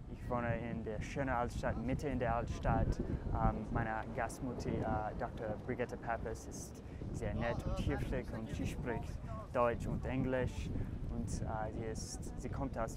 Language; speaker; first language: German; non-native, learner; English